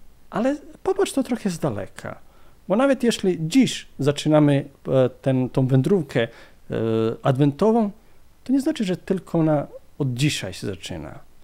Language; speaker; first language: Polish; non-native, fluent; Croatian